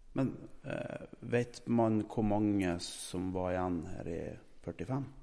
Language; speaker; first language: Norwegian; native; Norwegian